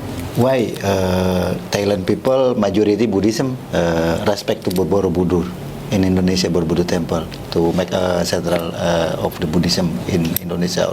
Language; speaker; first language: English; non-native, learner; Indonesian